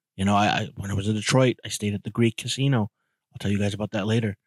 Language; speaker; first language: English; native; English